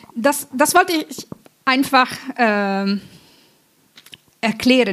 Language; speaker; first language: German; non-native, fluent; Italian